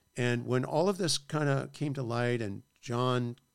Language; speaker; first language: English; native; English